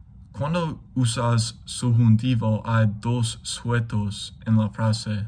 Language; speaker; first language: Spanish; non-native, learner; English